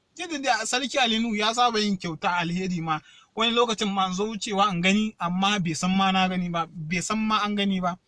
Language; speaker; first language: Hausa; non-native, local second language; Yoruba